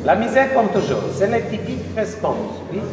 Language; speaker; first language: French; non-native, learner; Polish